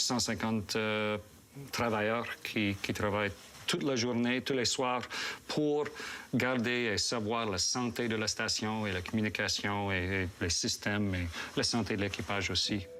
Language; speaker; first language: French; non-native, fluent; English